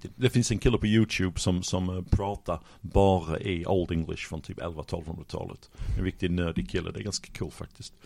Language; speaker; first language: Swedish; non-native, fluent; English